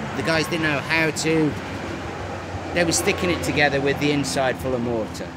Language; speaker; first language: English; native; English